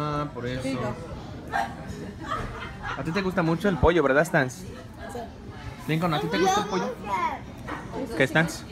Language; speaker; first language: Spanish; non-native, fluent; English